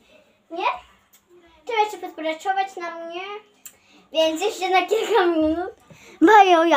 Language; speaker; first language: Polish; native; Polish